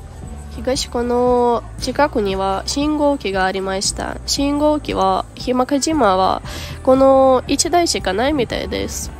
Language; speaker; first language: Japanese; non-native, fluent; Ukrainian